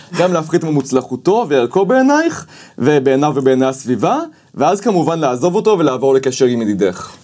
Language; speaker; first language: Hebrew; native; Hebrew